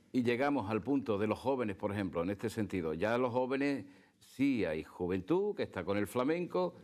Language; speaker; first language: Spanish; native; Spanish